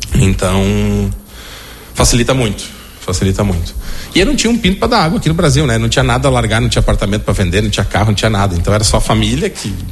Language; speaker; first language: Portuguese; native; Portuguese